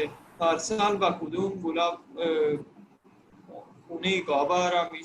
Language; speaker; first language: Persian; non-native, learner; Urdu